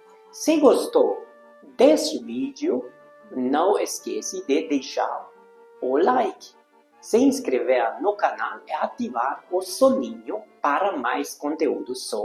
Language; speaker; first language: Portuguese; non-native, fluent; Hungarian